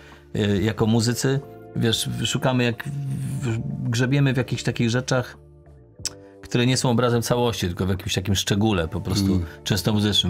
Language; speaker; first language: Polish; native; Polish